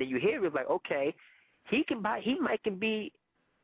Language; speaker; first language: English; non-native, fluent; Spanish